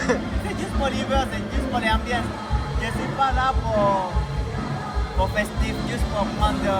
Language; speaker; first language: French; non-native, fluent; Thai